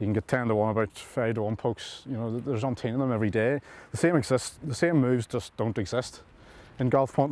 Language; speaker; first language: English; native; English